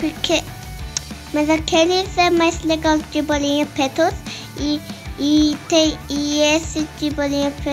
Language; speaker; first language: Portuguese; early bilingual, heritage; Portuguese